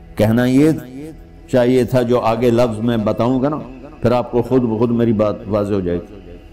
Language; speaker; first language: Urdu; non-native, local second language; Punjabi